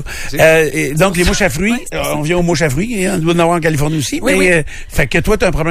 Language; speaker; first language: French; native; French